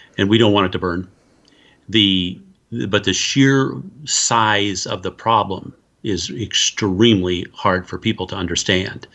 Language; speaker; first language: English; native; English